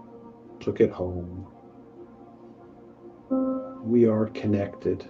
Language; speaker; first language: English; native; English